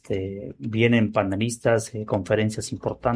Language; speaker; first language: Spanish; native; Spanish